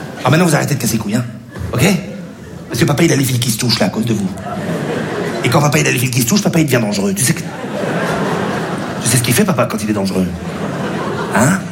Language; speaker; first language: French; native; French